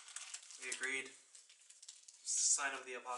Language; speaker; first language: English; native; English